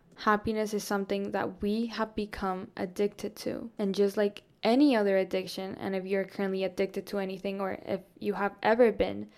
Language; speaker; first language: English; non-native, fluent; Spanish